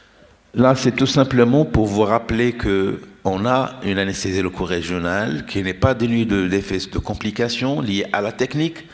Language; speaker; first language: French; non-native, local second language; Arabic